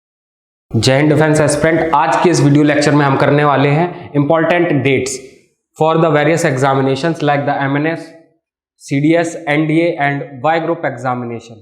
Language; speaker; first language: Hindi; native; Hindi